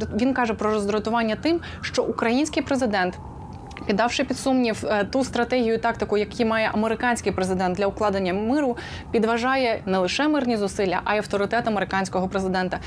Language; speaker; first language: Ukrainian; native; Ukrainian